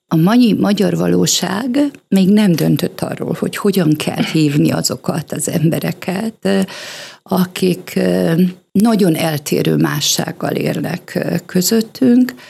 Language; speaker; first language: Hungarian; native; Hungarian